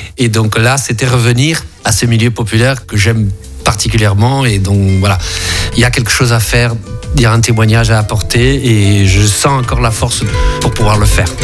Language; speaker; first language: French; early bilingual, other home language; Spanish